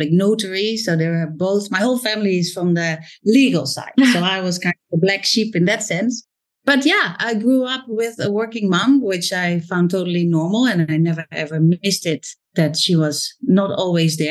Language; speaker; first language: English; non-native, fluent; Dutch